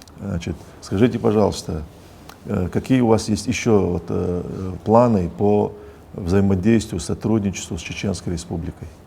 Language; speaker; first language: Russian; non-native, local second language; Chechen